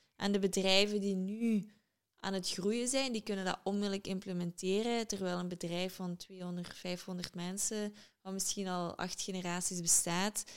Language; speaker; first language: Dutch; native; Dutch